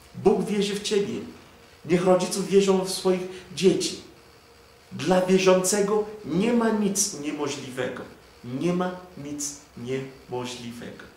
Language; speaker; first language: Polish; non-native, fluent; Igbo